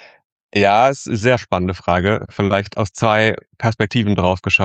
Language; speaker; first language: German; native; German